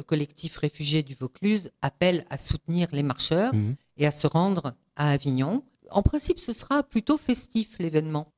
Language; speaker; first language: French; native; French